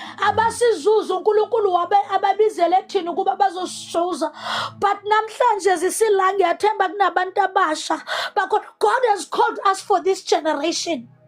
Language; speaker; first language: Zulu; non-native, local second language; Southern Sotho